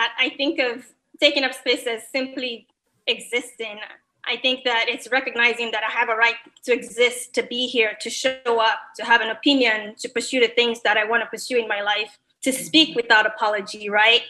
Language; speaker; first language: English; non-native, local second language; Yoruba